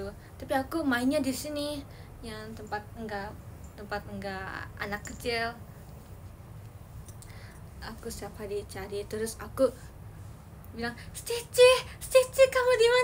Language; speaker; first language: Indonesian; early bilingual, heritage; Indonesian